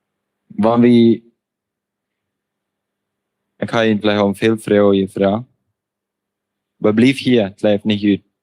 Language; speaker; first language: German; non-native, local second language; Plautdietsch